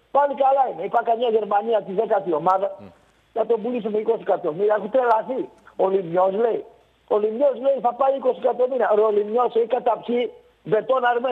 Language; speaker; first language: Greek; native; Greek